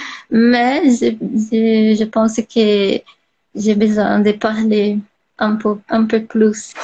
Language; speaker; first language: French; non-native, learner; Portuguese